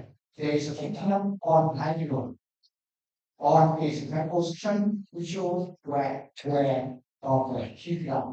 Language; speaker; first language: English; non-native, learner; Thai